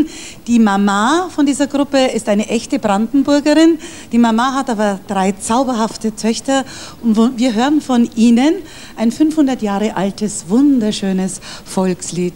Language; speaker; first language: German; native; German